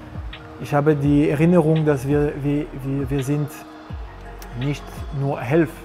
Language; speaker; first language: German; non-native, learner; French